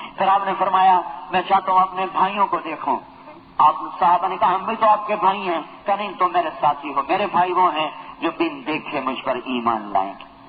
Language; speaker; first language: Urdu; non-native, local second language; Punjabi